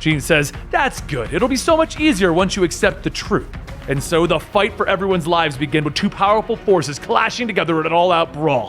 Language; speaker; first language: English; native; English